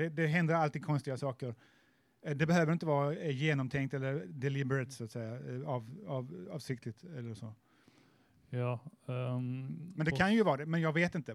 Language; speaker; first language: Swedish; native; Swedish